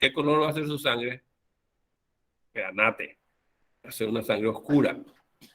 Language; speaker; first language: Spanish; native; Spanish